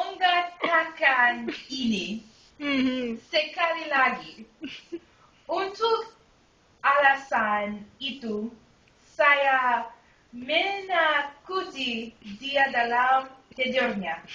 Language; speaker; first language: Indonesian; non-native, learner; English